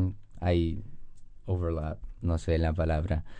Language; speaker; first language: Spanish; non-native, learner; English